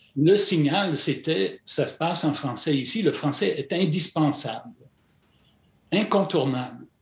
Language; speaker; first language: French; non-native, fluent; English